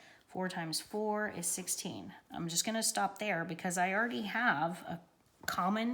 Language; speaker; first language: English; native; English